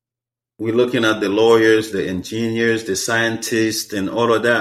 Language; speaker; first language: English; non-native, fluent; Haitian Creole